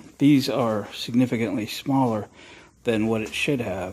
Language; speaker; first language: English; native; English